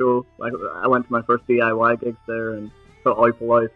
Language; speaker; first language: English; native; English